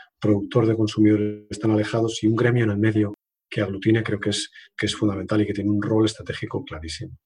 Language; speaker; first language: Spanish; native; Spanish